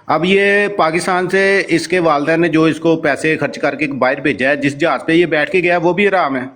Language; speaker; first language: Urdu; non-native, local second language; Punjabi